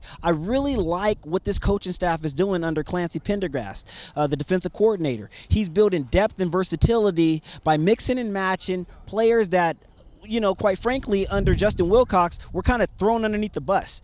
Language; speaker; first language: English; native; English